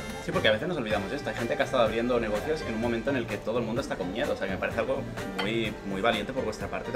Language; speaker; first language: Spanish; native; Spanish